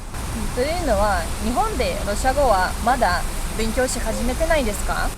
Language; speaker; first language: Japanese; non-native, fluent; Russian